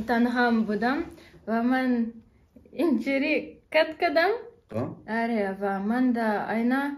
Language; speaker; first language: Persian; non-native, learner; German